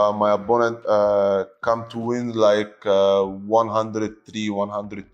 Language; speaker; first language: English; non-native, learner; Arabic